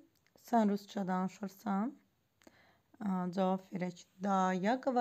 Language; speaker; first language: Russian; non-native, fluent; Azerbaijani